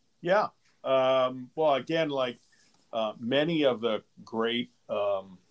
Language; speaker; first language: English; native; English